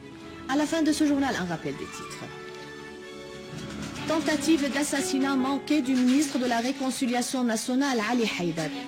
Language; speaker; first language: French; non-native, fluent; Arabic